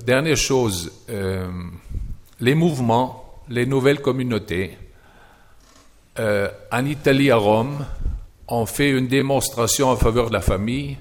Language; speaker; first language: French; non-native, fluent; German